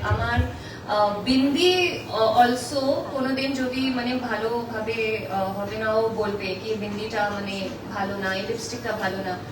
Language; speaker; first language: Bangla; non-native, learner; Hindi